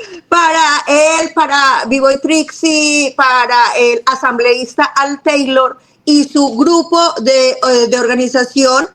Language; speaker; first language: Spanish; native; Spanish